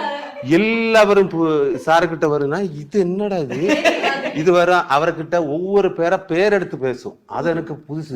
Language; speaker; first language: Tamil; non-native, learner; Malayalam